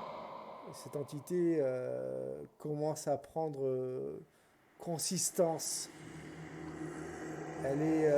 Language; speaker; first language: French; native; French